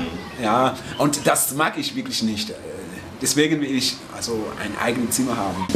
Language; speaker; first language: German; non-native, fluent; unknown